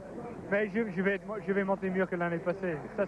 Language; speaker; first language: French; non-native, fluent; English